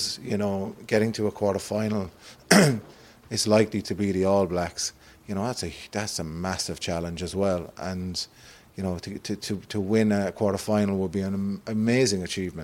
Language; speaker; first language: English; native; English